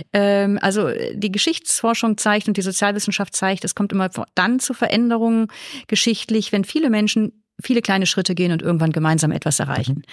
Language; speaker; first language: German; native; German